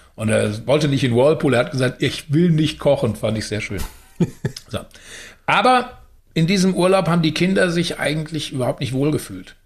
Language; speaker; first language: German; native; German